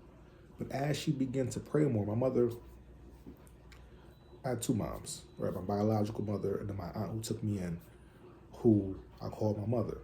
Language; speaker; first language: English; native; English